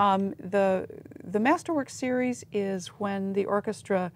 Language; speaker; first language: English; native; English